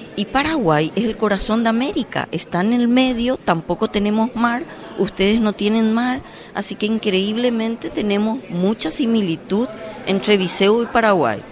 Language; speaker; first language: Spanish; native; Spanish